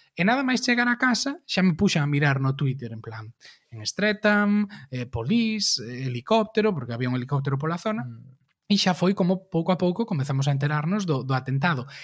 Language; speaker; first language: Galician; native; Galician